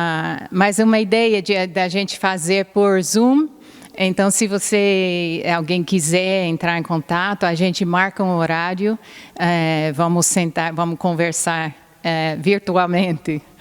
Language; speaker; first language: Portuguese; non-native, fluent; English